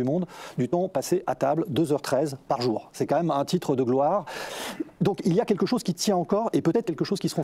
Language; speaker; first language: French; native; French